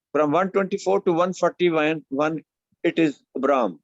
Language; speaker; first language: English; non-native, local second language; Urdu